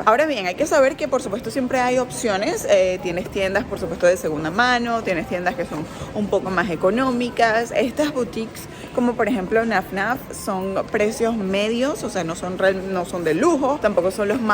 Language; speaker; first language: Spanish; native; Spanish